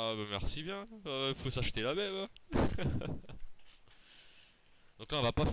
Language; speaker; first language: French; native; French